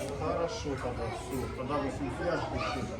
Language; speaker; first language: Russian; non-native, learner; Turkish